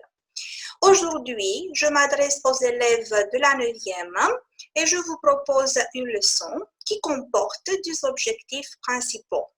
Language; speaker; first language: French; non-native, fluent; Romanian